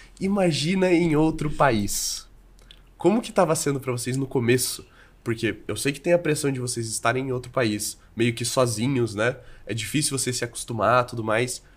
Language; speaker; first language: Portuguese; native; Portuguese